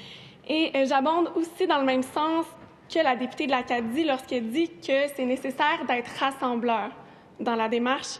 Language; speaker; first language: French; native; French